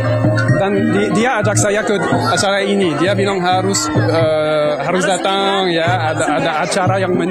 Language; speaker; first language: Indonesian; non-native, learner; French